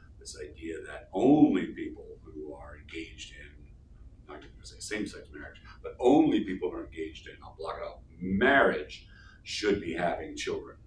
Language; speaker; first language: English; native; English